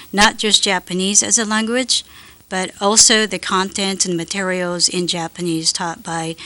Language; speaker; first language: English; non-native, fluent; Japanese